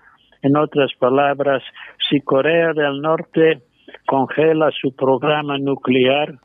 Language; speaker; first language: Spanish; non-native, fluent; English